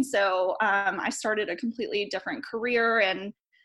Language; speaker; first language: English; native; English